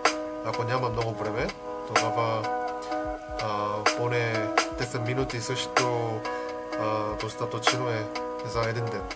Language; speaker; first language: Bulgarian; non-native, learner; Korean